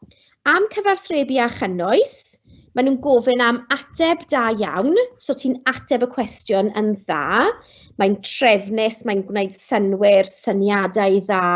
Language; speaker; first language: Welsh; non-native, local second language; English